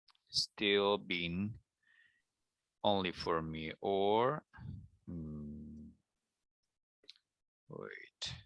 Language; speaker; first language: English; non-native, learner; Spanish